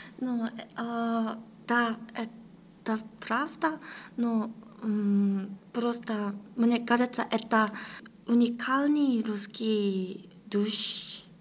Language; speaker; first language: Russian; non-native, learner; Korean